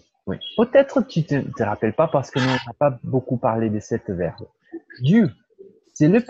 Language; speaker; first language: French; non-native, fluent; Portuguese